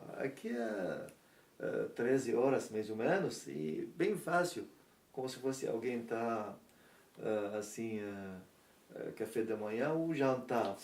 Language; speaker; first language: Portuguese; non-native, learner; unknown